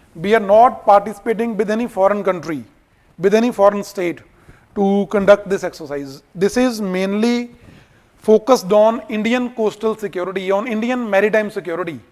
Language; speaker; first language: English; non-native, local second language; Punjabi